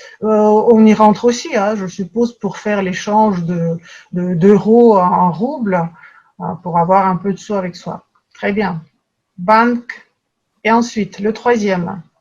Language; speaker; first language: French; non-native, fluent; Russian